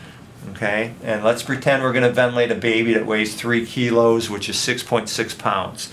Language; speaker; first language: English; native; English